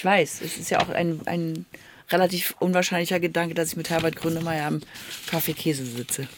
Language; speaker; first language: German; native; German